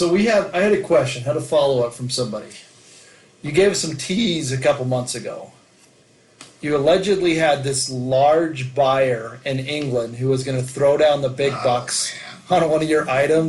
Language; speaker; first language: English; native; English